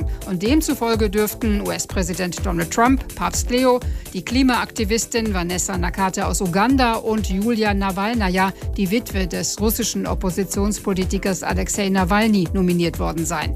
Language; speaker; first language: German; native; German